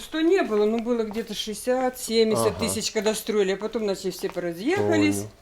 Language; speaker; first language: Russian; native; Russian